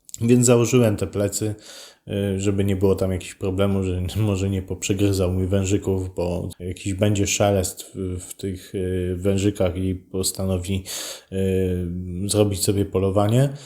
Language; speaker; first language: Polish; native; Polish